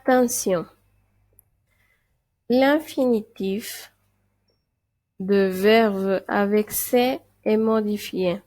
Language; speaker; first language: French; non-native, fluent; Spanish